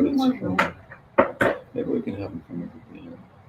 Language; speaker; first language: English; native; English